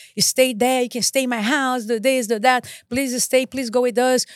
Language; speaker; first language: English; non-native, fluent; Portuguese